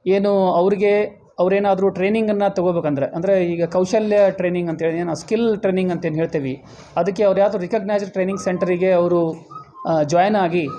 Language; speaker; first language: Kannada; native; Kannada